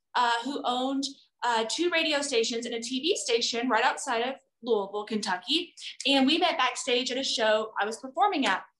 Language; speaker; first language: English; native; English